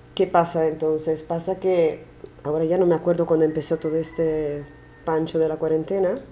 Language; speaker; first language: Spanish; non-native, fluent; Italian